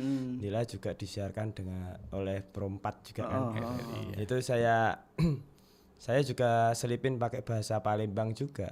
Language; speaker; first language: Indonesian; non-native, local second language; Javanese